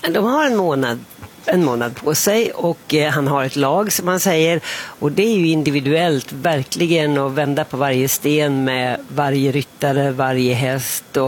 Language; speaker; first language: Swedish; native; Swedish